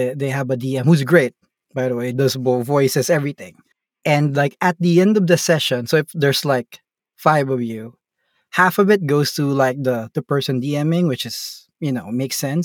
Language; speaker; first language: English; non-native, local second language; Filipino